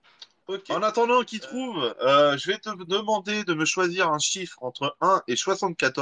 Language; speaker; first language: French; native; French